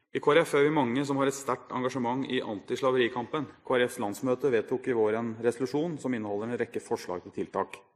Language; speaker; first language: Norwegian; native; Norwegian